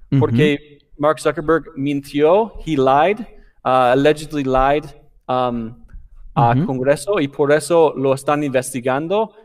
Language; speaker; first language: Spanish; non-native, fluent; English